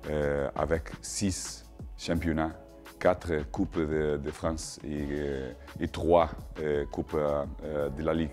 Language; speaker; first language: French; non-native, learner; Portuguese